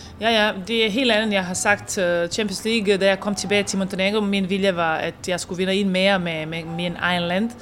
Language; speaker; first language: Danish; non-native, fluent; Serbian